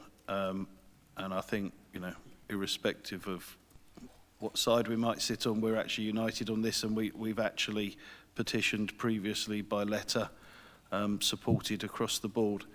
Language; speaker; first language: English; native; English